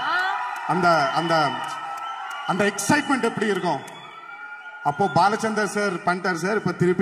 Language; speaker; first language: Tamil; non-native, fluent; Telugu